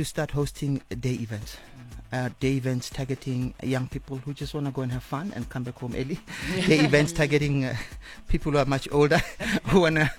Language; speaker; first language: English; non-native, local second language; Tsonga